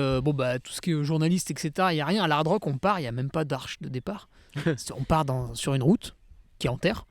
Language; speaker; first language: French; native; French